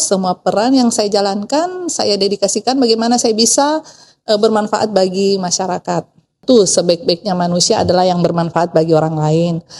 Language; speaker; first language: Indonesian; native; Indonesian